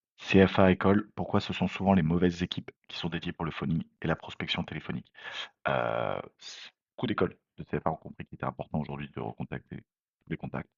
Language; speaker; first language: French; native; French